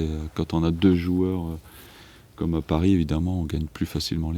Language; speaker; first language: French; native; French